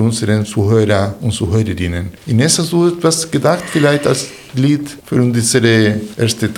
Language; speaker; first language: German; non-native, fluent; Spanish